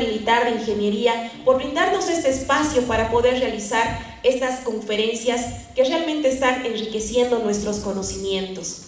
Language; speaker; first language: Spanish; native; Spanish